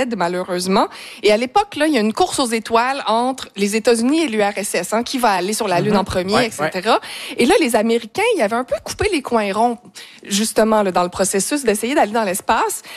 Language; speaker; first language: French; native; French